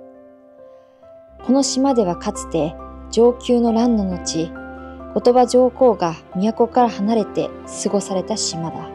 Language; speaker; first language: Japanese; native; Japanese